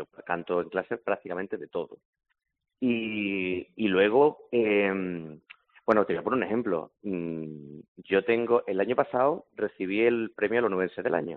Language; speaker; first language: Spanish; native; Spanish